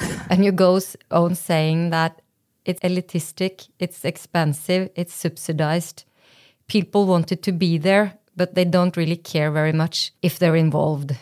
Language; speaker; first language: English; non-native, fluent; Norwegian